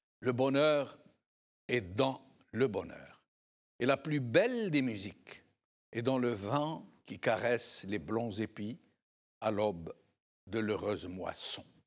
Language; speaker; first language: French; non-native, local second language; Arabic